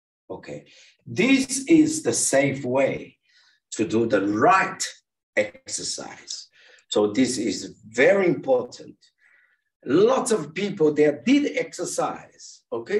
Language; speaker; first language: English; non-native, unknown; Chinese